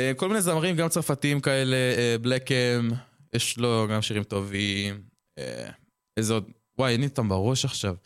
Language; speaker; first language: Hebrew; early bilingual, other home language; French